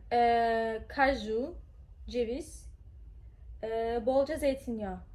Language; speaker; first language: Turkish; early bilingual, heritage; Turkish